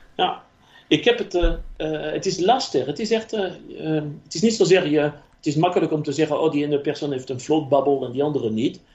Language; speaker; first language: Dutch; non-native, fluent; French